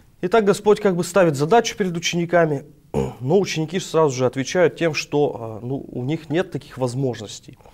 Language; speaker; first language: Russian; native; Russian